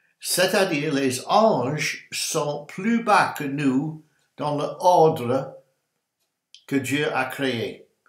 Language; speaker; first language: French; non-native, learner; English